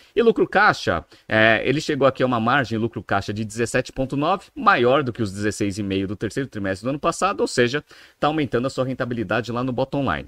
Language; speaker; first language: Portuguese; native; Portuguese